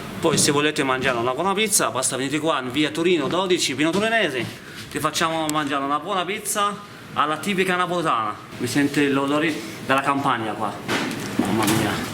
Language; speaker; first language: Italian; non-native, fluent; Arabic